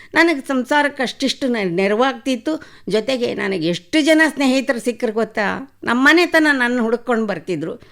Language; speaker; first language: Kannada; native; Kannada